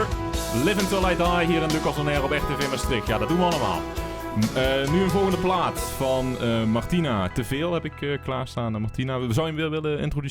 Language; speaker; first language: Dutch; native; Dutch